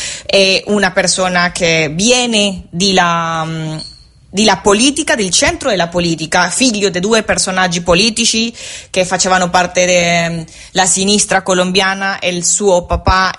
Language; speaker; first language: Italian; non-native, fluent; Spanish